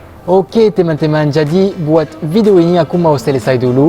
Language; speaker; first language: Indonesian; non-native, fluent; French